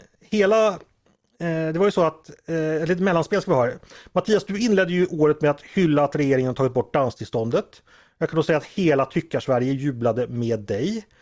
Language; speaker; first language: Swedish; native; Swedish